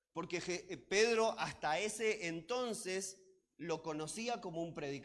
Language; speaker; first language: Spanish; native; Spanish